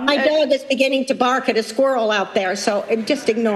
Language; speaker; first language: English; native; English